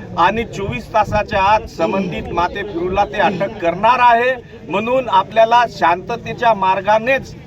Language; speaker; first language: Marathi; non-native, local second language; Lambadi